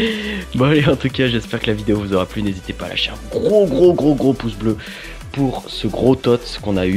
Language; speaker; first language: French; native; French